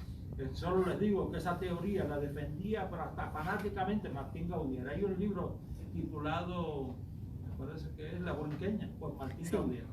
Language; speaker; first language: Spanish; native; Spanish